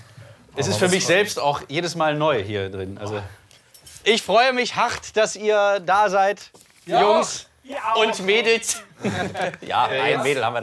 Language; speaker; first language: German; native; German